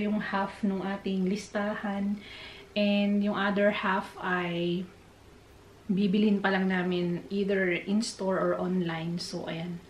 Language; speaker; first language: Filipino; native; Filipino